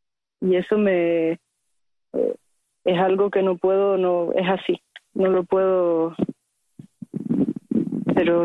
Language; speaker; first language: Spanish; early bilingual, heritage; Spanish